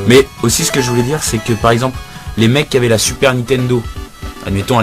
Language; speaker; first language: French; native; French